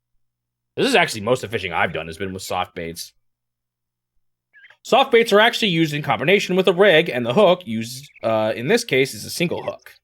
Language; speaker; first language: English; native; English